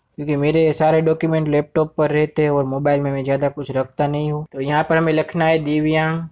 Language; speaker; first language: Hindi; non-native, local second language; Gujarati